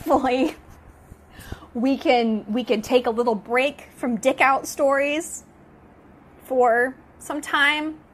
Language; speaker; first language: English; native; English